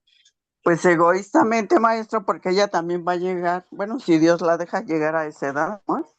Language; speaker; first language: Spanish; native; Spanish